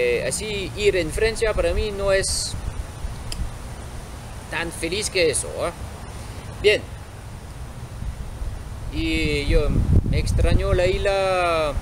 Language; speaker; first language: Spanish; non-native, fluent; French